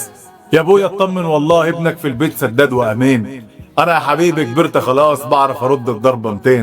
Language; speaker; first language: Arabic; native; Arabic